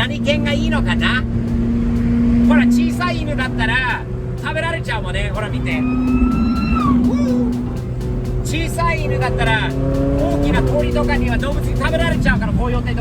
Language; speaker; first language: Japanese; non-native, fluent; English